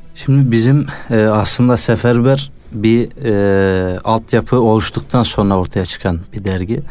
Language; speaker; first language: Turkish; native; Turkish